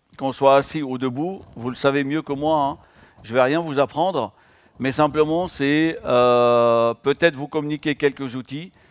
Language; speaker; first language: French; non-native, local second language; Arabic